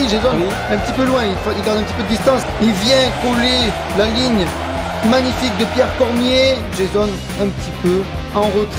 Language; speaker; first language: French; native; French